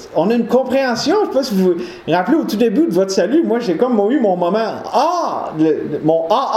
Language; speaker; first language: French; native; French